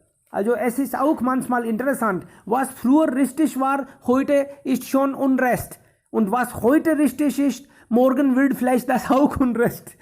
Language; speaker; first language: German; non-native, fluent; Hindi